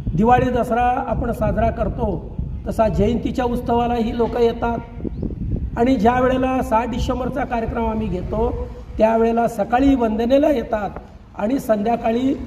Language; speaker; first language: Marathi; native; Marathi